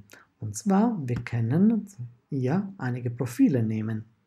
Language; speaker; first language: German; non-native, fluent; Italian